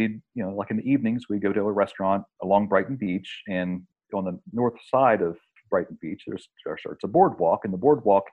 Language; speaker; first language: English; native; English